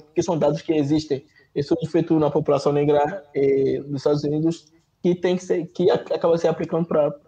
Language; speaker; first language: Portuguese; non-native, fluent; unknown